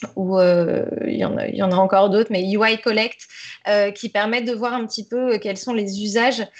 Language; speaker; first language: French; native; French